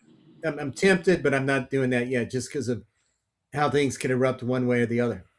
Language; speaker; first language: English; native; English